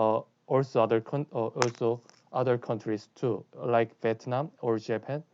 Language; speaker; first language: English; non-native, learner; Korean